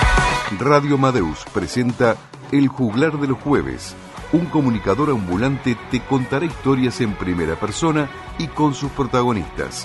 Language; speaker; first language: Spanish; native; Spanish